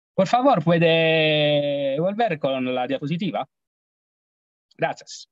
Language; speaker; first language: Spanish; non-native, learner; Italian